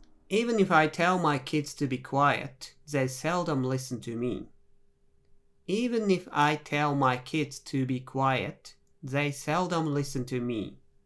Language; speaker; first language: English; non-native, fluent; Japanese